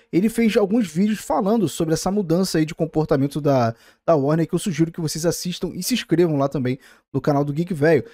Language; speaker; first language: Portuguese; native; Portuguese